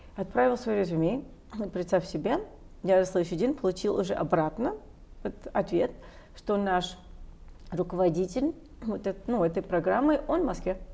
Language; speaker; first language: Russian; non-native, fluent; English